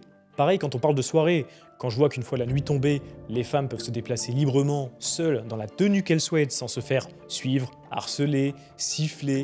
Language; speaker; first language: French; native; French